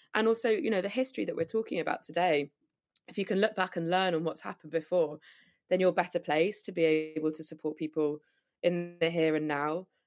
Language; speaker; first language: English; native; English